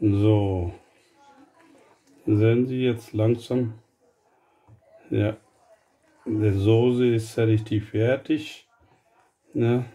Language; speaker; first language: German; non-native, fluent; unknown